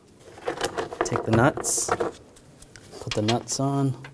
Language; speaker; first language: English; native; English